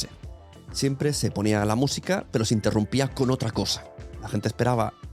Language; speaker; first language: Spanish; native; Spanish